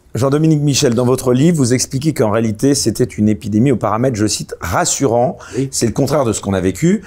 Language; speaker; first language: French; native; French